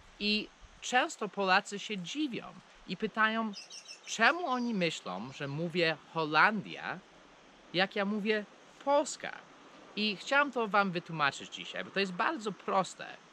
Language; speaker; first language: Polish; non-native, fluent; English